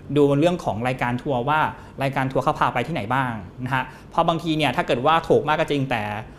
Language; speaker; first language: Thai; native; Thai